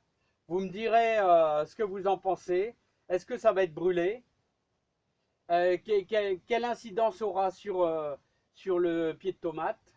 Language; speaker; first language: French; native; French